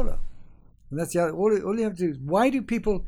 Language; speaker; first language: English; native; English